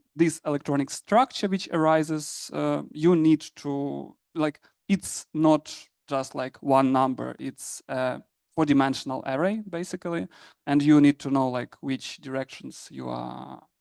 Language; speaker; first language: English; non-native, fluent; Ukrainian